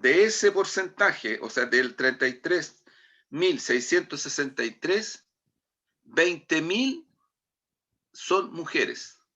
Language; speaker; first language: Spanish; native; Spanish